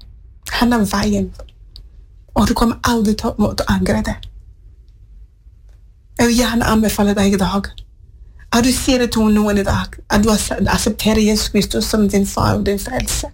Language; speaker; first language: Norwegian; non-native, fluent; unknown